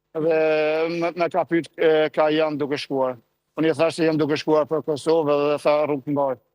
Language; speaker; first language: Albanian; early bilingual, heritage; Albanian